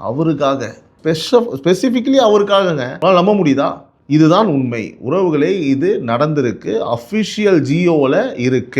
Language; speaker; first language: Tamil; native; Tamil